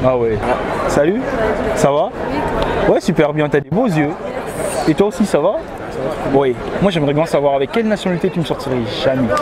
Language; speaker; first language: French; native; French